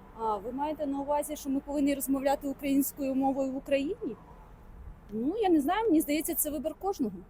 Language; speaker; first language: Ukrainian; non-native, local second language; Russian